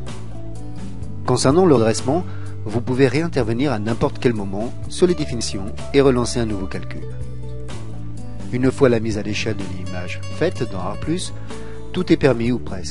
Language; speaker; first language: French; native; French